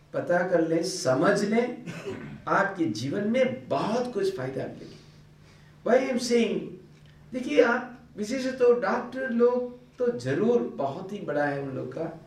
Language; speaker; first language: Hindi; non-native, local second language; Bangla